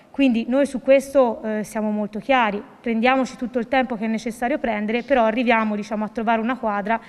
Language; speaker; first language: Italian; native; Italian